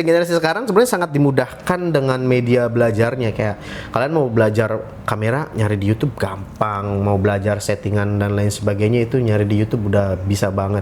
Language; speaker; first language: Indonesian; native; Indonesian